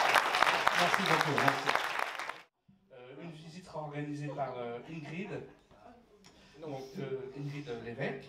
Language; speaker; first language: French; native; French